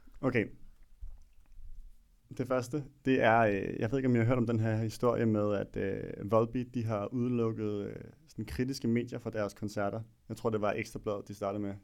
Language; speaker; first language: Danish; native; Danish